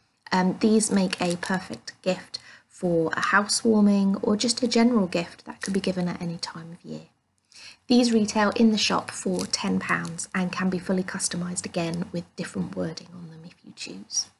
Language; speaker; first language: English; native; English